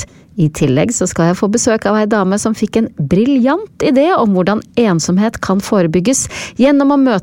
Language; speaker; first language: Norwegian; native; Norwegian